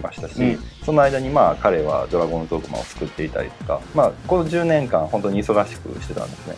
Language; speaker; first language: Japanese; native; Japanese